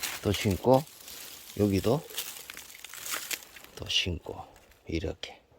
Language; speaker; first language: Korean; native; Korean